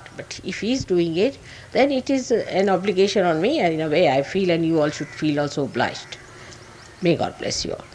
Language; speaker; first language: English; non-native, local second language; Marathi